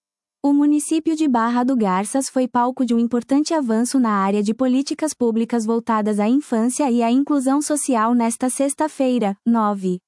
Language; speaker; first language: Portuguese; native; Portuguese